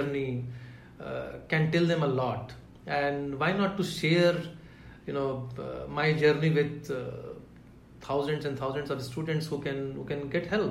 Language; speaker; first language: English; non-native, local second language; Hindi